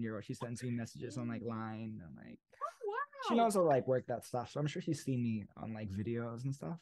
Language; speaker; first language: English; native; English